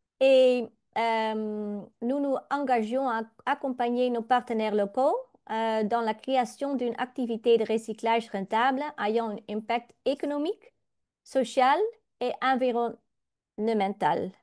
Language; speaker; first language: French; non-native, learner; Dutch